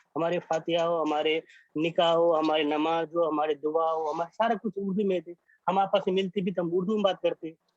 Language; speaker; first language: Hindi; non-native, local second language; Maithili